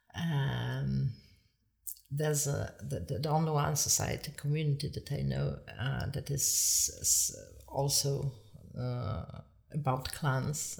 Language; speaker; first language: English; non-native, fluent; Polish